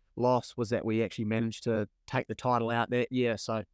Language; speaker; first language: English; native; English